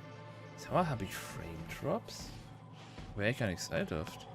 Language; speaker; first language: German; native; German